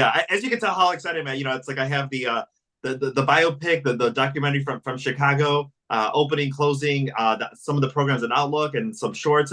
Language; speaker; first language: English; native; English